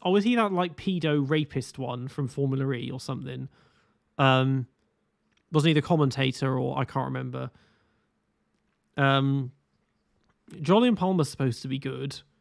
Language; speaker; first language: English; native; English